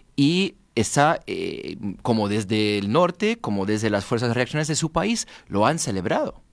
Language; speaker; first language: Spanish; non-native, fluent; English